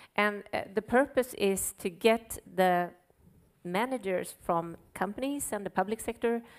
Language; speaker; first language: English; non-native, fluent; Swedish